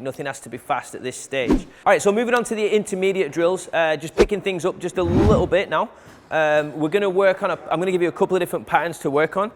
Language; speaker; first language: English; native; English